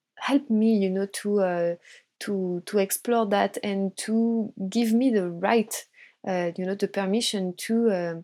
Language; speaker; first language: English; non-native, fluent; French